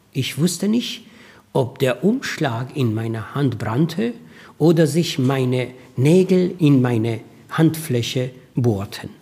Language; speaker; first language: German; non-native, fluent; Persian